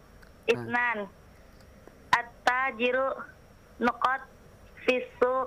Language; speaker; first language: Arabic; non-native, learner; Indonesian